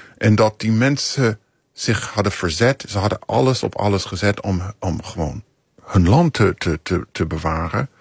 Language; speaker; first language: Dutch; non-native, fluent; English